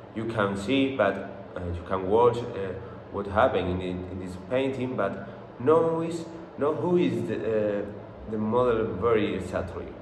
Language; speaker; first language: English; non-native, learner; Spanish